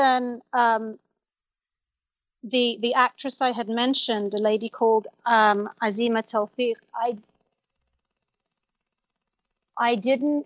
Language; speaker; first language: English; native; English